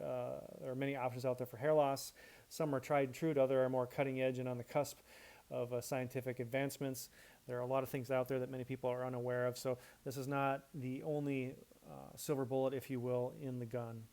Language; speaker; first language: English; native; English